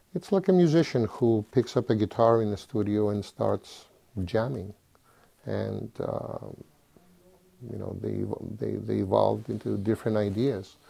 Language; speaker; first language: English; non-native, fluent; Greek